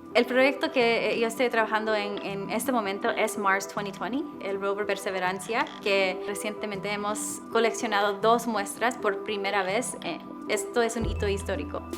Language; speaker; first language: Spanish; early bilingual, other home language; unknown